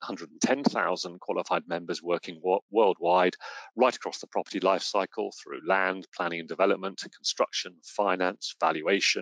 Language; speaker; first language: English; native; English